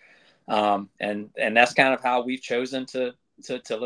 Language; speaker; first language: English; native; English